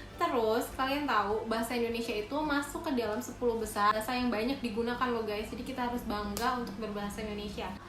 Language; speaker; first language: Indonesian; native; Indonesian